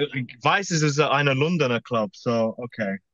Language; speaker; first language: German; non-native, learner; English